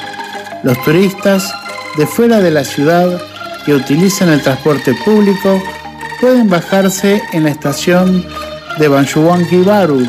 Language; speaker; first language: Spanish; non-native, fluent; Indonesian